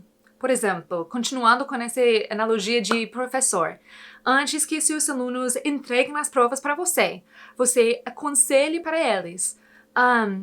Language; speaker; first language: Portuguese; non-native, fluent; English